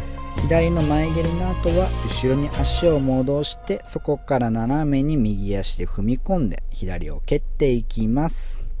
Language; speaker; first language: Japanese; native; Japanese